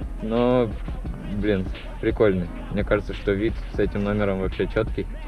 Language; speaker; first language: Russian; native; Russian